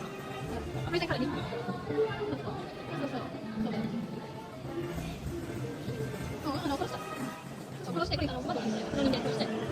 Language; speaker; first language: Japanese; non-native, learner; English